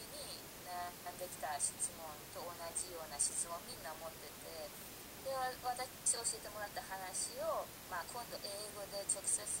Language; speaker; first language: Japanese; non-native, fluent; Persian